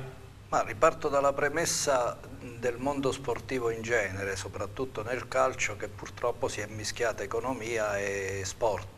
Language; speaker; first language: Italian; native; Italian